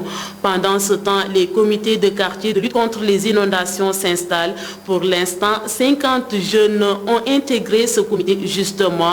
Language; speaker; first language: French; non-native, local second language; Wolof